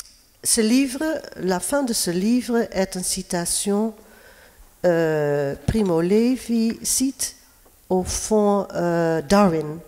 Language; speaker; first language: French; non-native, fluent; Dutch